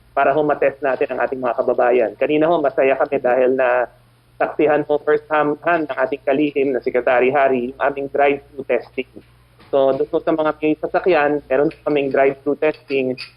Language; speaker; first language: Filipino; native; Filipino